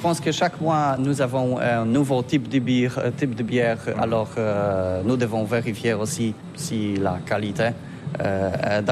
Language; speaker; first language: French; non-native, learner; Polish